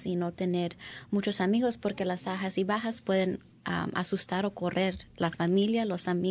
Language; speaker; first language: Spanish; early bilingual, heritage; English